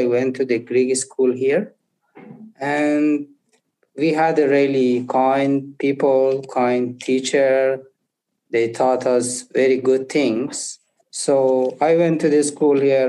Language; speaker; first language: English; non-native, learner; Persian